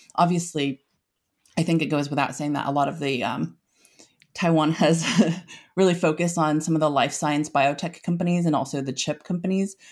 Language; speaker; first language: English; native; English